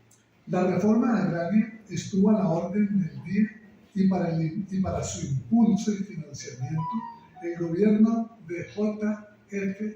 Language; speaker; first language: Spanish; native; Spanish